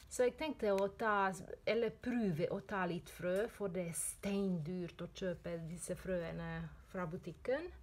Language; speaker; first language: Norwegian; non-native, fluent; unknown